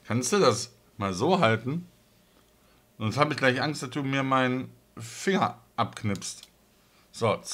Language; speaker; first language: German; native; German